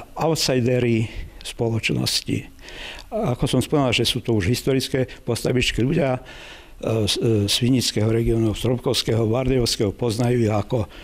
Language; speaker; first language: Slovak; non-native, local second language; Ukrainian